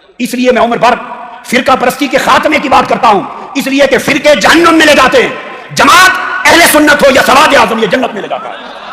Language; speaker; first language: Urdu; native; Urdu